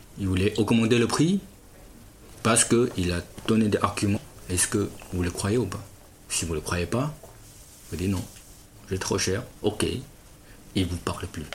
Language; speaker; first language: French; non-native, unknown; Chinese